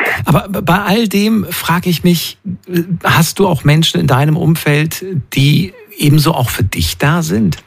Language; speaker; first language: German; native; German